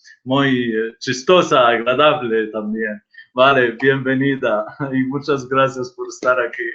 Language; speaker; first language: Spanish; non-native, fluent; Arabic